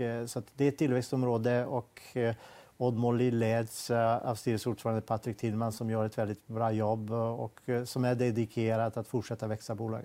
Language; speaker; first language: Swedish; non-native, fluent; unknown